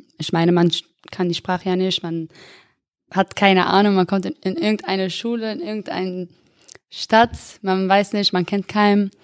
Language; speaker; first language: German; non-native, fluent; Albanian